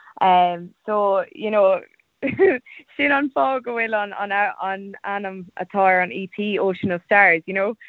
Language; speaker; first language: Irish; non-native, local second language; English